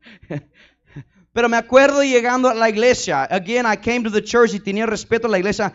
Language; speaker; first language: Spanish; early bilingual, heritage; Spanish